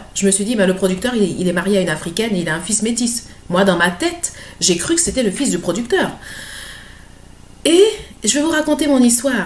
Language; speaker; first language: French; native; French